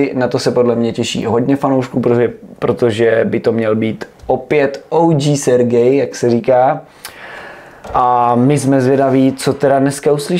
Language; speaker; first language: Czech; native; Czech